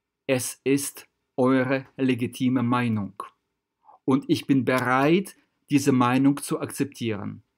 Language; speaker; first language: German; non-native, fluent; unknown